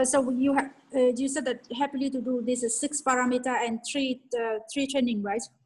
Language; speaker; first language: English; non-native, learner; Vietnamese